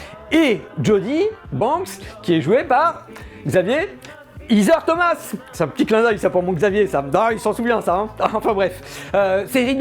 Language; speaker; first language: French; native; French